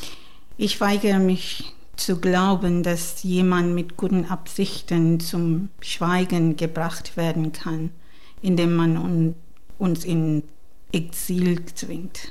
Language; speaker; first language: German; non-native, learner; Divehi